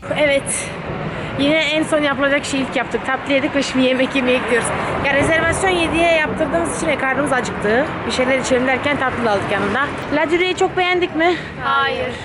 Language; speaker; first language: Turkish; early bilingual, heritage; Turkish